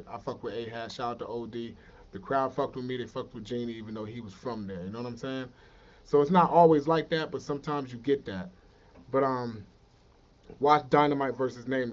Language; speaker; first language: English; native; English